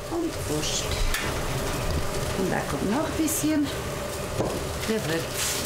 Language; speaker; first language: German; non-native, fluent; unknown